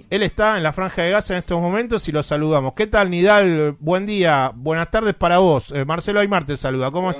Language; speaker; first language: Spanish; native; Spanish